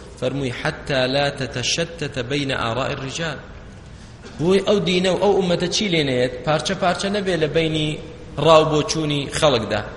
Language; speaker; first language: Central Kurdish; non-native, local second language; Kurdish